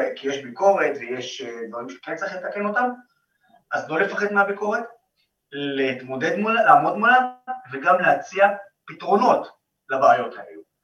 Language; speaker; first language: Hebrew; non-native, local second language; Arabic